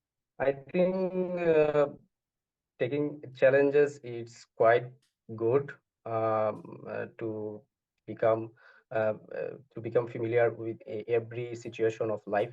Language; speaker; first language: English; non-native, learner; Bangla